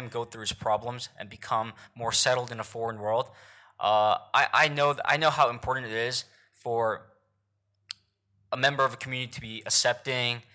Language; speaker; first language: English; early bilingual, other home language; Korean